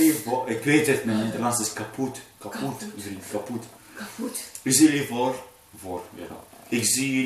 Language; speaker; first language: Dutch; early bilingual, other home language; Arabic